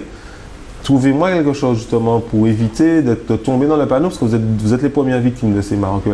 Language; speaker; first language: French; native; French